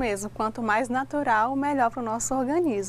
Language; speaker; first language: Portuguese; native; Portuguese